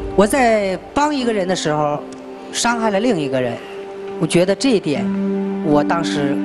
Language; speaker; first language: Chinese; native; Chinese